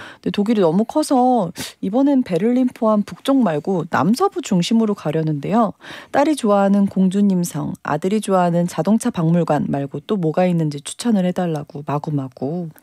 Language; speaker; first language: Korean; native; Korean